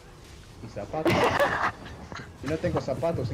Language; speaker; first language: Spanish; early bilingual, heritage; Spanish